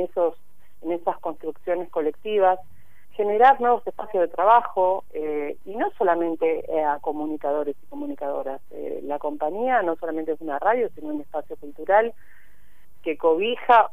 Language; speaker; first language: Spanish; native; Spanish